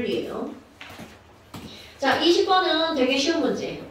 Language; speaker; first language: Korean; native; Korean